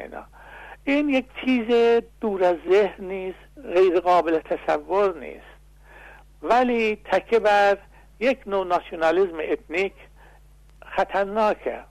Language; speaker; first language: Persian; non-native, local second language; Azerbaijani